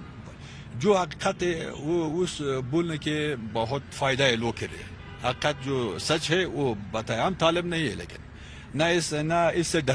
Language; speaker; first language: Hindi; non-native, learner; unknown